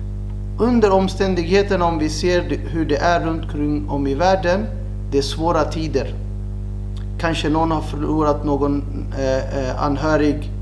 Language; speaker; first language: Swedish; non-native, fluent; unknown